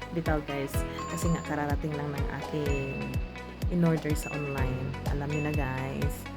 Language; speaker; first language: Filipino; non-native, local second language; Cebuano